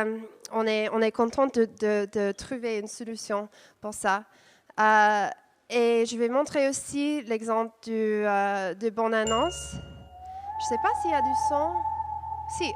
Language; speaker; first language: French; non-native, fluent; English